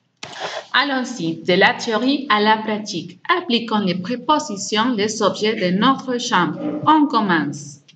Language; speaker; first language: French; non-native, fluent; Spanish